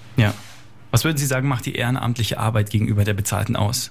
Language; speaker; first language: German; native; German